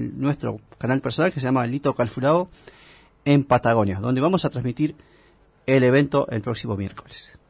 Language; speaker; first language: Spanish; native; Spanish